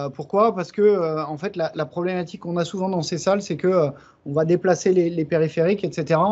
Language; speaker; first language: French; native; French